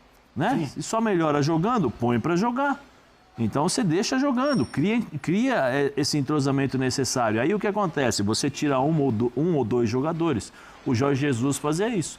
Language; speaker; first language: Portuguese; native; Portuguese